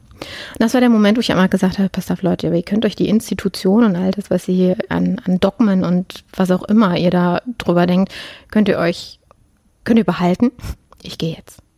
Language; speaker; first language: German; early bilingual, other home language; Polish